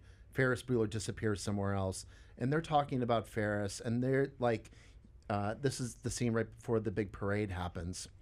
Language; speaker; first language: English; native; English